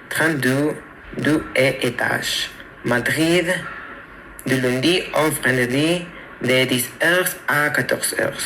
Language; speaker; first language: French; non-native, learner; Spanish